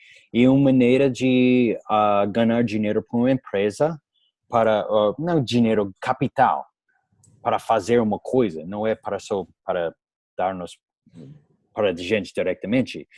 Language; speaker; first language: Portuguese; non-native, learner; English